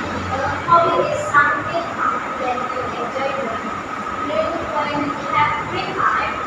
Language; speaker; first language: English; non-native, learner; Indonesian